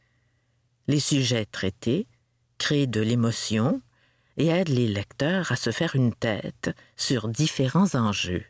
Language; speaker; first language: French; native; French